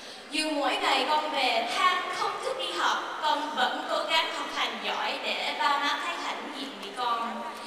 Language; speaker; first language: Vietnamese; early bilingual, heritage; Vietnamese